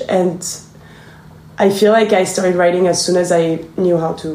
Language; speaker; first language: English; non-native, fluent; French